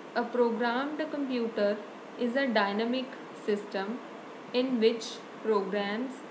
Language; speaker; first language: English; non-native, local second language; Punjabi